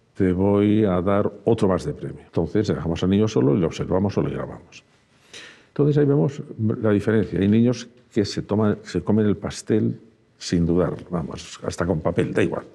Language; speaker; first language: Spanish; native; Spanish